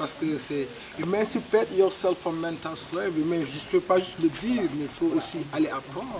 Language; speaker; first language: French; non-native, local second language; Wolof